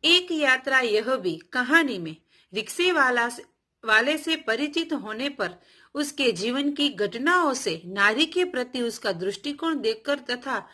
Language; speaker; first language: Hindi; non-native, local second language; Gujarati